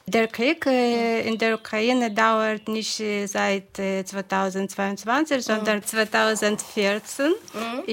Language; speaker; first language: German; non-native, fluent; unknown